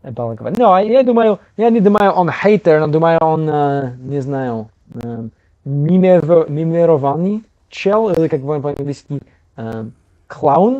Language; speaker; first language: Russian; non-native, learner; English